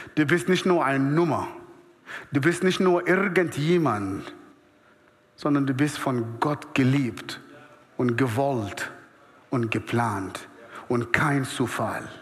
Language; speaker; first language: German; non-native, fluent; Arabic